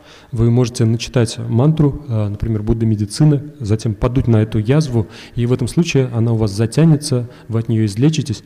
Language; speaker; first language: Russian; native; Russian